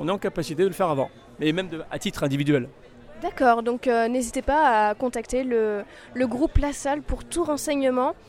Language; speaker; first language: French; native; French